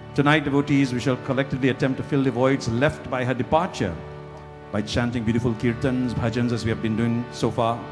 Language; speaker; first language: English; native; English